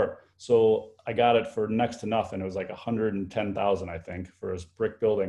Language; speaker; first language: English; native; English